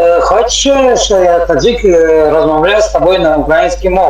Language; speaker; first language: Ukrainian; non-native, learner; Tajik